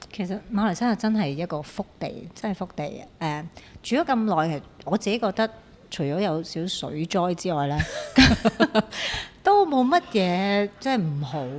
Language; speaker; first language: Cantonese; native; Cantonese